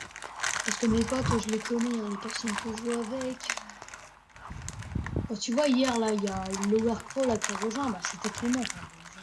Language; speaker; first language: French; native; French